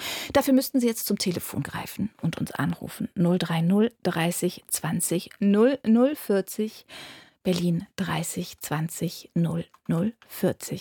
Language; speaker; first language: German; native; German